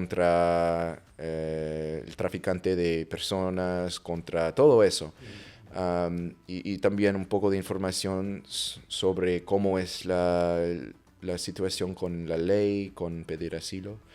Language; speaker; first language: Spanish; non-native, fluent; English